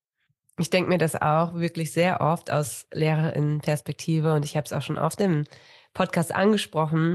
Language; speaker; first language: German; native; German